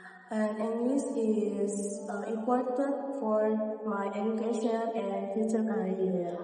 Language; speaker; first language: English; non-native, learner; Indonesian